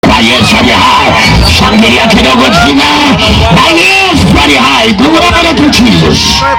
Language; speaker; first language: Swahili; native; Swahili